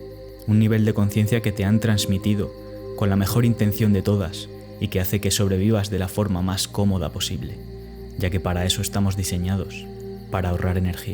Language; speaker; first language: Spanish; native; Spanish